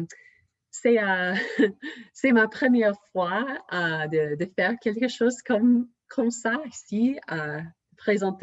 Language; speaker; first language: French; non-native, fluent; English